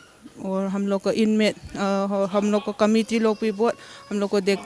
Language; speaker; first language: Hindi; non-native, local second language; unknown